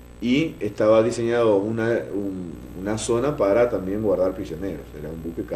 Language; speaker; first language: Spanish; native; Spanish